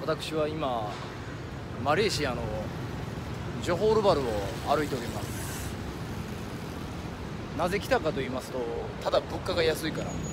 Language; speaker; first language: Japanese; native; Japanese